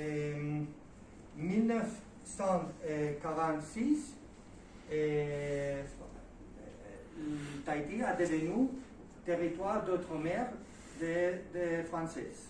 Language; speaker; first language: French; non-native, learner; Spanish